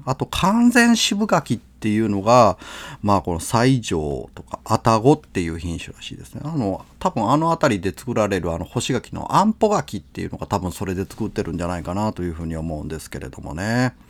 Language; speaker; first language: Japanese; native; Japanese